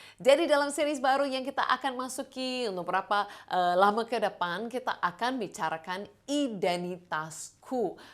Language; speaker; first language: Indonesian; non-native, fluent; English